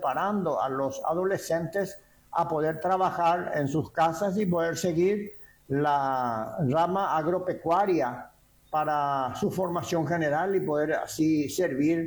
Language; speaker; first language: Spanish; native; Spanish